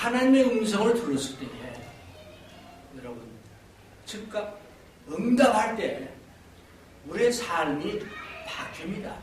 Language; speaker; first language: Korean; native; Korean